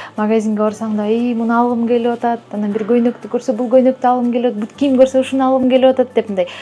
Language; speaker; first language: Kyrgyz; native; Kyrgyz